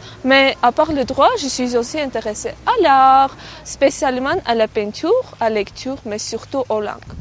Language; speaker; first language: French; non-native, learner; Armenian